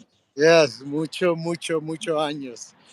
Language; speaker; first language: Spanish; early bilingual, heritage; Spanish